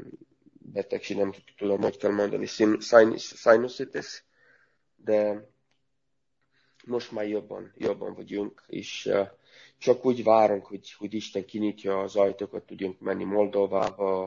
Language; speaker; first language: Hungarian; non-native, learner; Romanian